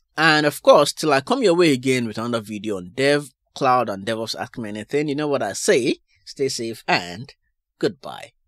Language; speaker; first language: English; non-native, local second language; Yoruba